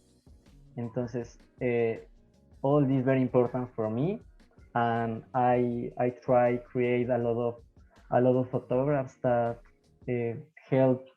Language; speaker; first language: English; non-native, learner; Spanish